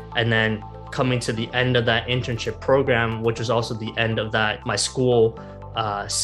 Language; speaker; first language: English; native; English